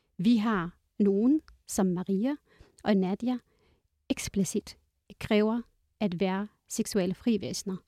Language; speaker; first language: Danish; non-native, fluent; Arabic